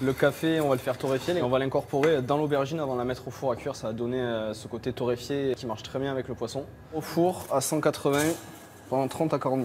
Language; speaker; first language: French; native; French